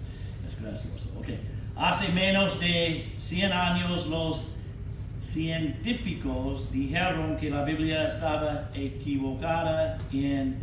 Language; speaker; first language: Spanish; non-native, fluent; English